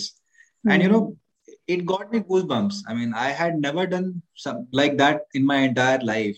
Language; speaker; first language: English; non-native, local second language; Hindi